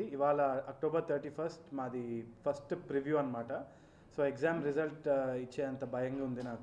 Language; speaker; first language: Telugu; native; Telugu